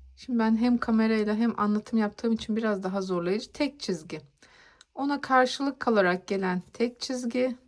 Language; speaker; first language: Turkish; native; Turkish